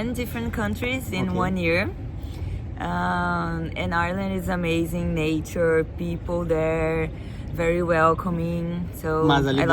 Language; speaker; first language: English; non-native, fluent; Portuguese